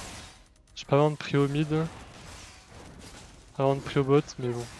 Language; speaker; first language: French; native; French